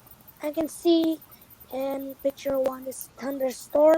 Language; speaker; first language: English; non-native, learner; Vietnamese